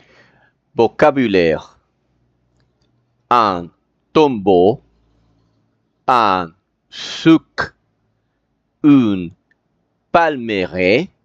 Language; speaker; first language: French; non-native, fluent; Spanish